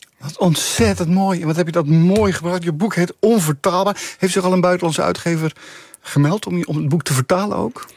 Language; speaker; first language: Dutch; native; Dutch